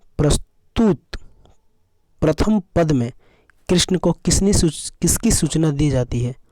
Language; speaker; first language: Hindi; native; Hindi